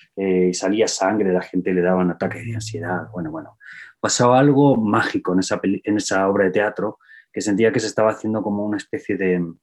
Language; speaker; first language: Spanish; native; Spanish